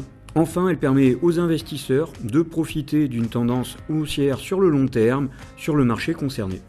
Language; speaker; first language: French; native; French